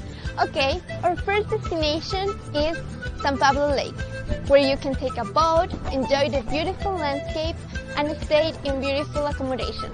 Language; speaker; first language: English; non-native, fluent; Spanish